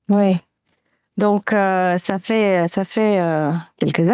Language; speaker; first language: French; non-native, fluent; Romanian